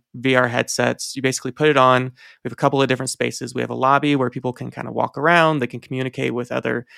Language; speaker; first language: English; native; English